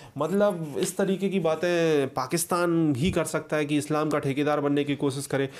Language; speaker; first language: Hindi; native; Hindi